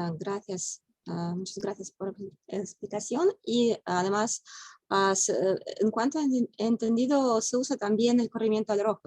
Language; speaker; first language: Spanish; non-native, fluent; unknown